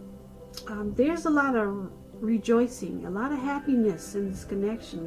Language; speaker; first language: English; native; English